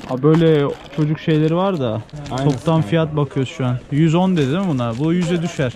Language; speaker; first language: Turkish; native; Turkish